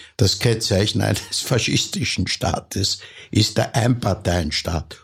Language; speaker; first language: German; native; German